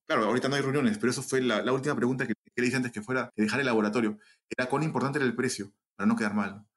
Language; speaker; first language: Spanish; native; Spanish